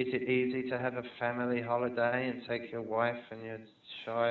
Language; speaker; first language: English; non-native, fluent; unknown